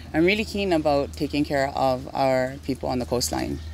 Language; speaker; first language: English; native; English